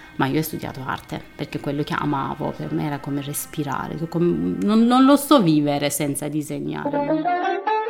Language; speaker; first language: Italian; non-native, fluent; Persian